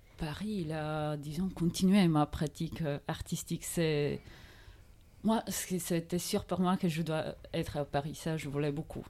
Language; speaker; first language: French; non-native, fluent; Bulgarian